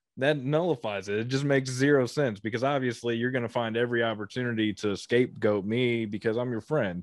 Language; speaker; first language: English; native; English